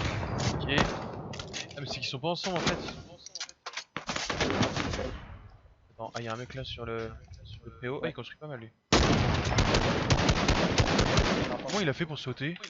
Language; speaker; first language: French; native; French